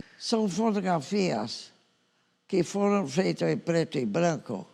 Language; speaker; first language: Portuguese; non-native, fluent; English